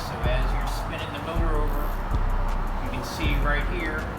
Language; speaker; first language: English; native; English